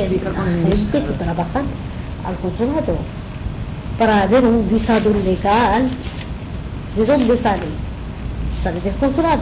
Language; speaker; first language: Spanish; non-native, fluent; Arabic